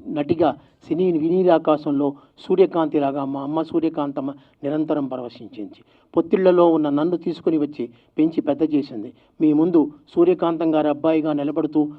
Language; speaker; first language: Telugu; native; Telugu